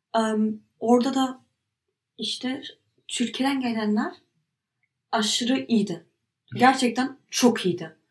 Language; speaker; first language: Turkish; early bilingual, heritage; Turkish